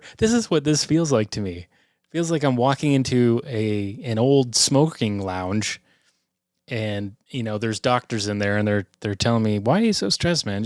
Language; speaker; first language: English; native; English